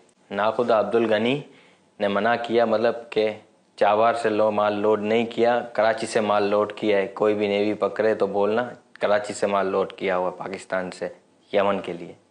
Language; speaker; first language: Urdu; non-native, learner; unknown